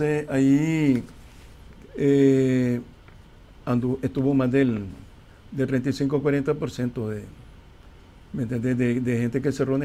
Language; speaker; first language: Spanish; native; Spanish